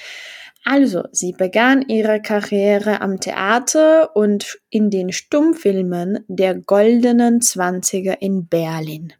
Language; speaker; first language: German; non-native, fluent; Czech